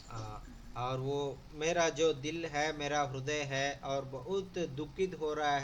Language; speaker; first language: Hindi; non-native, local second language; Telugu